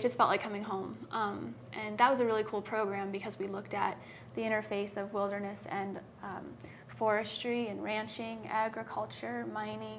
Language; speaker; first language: English; native; English